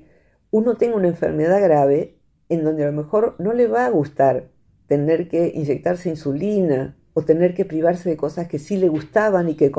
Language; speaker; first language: Spanish; native; Spanish